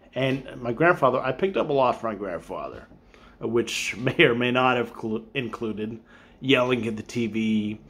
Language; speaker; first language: English; native; English